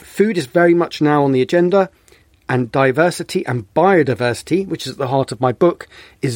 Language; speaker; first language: English; native; English